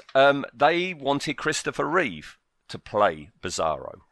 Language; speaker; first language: English; native; English